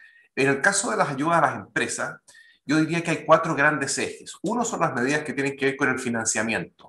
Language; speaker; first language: Spanish; native; Spanish